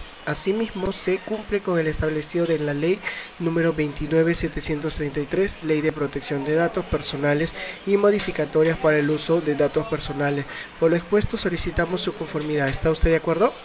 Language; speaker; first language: Spanish; native; Spanish